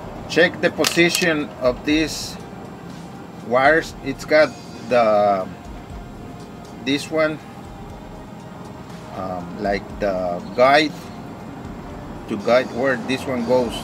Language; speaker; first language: English; non-native, fluent; Spanish